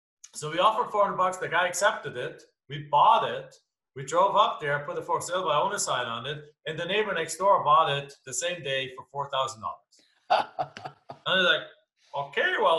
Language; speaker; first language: English; non-native, fluent; German